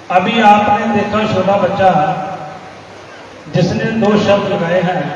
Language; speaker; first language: Hindi; non-native, local second language; Punjabi